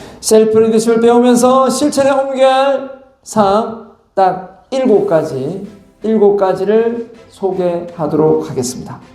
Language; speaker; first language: Korean; native; Korean